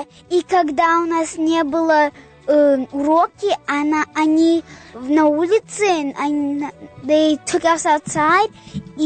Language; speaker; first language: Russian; early bilingual, heritage; Russian